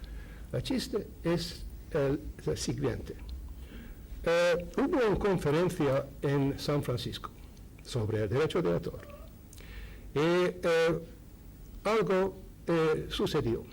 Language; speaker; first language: Spanish; non-native, fluent; Hungarian